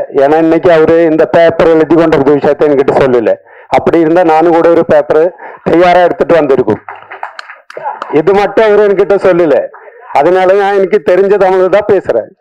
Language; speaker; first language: Tamil; non-native, learner; Malayalam